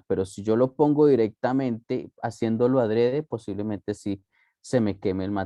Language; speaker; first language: Spanish; native; Spanish